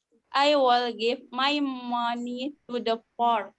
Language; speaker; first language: English; non-native, learner; Indonesian